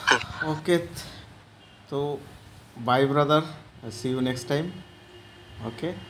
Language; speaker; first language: English; non-native, learner; Bangla